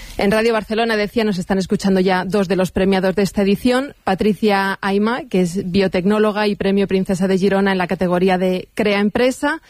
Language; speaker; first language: Spanish; native; Spanish